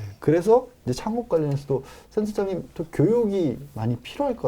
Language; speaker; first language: Korean; native; Korean